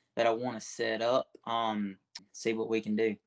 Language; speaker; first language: English; native; English